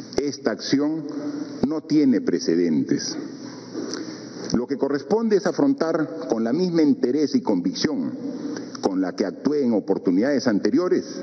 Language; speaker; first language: Spanish; native; Spanish